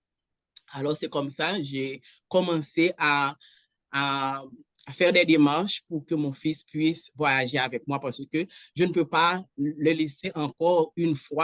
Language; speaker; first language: French; non-native, local second language; Haitian Creole